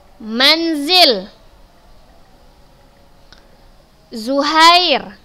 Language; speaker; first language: Arabic; non-native, fluent; Indonesian